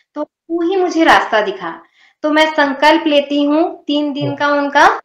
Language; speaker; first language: Hindi; non-native, local second language; Odia